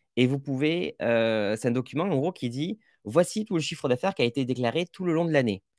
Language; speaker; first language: French; native; French